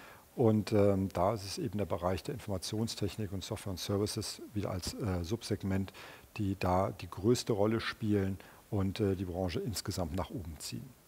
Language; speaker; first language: German; native; German